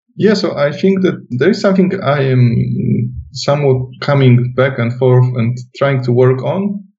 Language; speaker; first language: English; non-native, fluent; Polish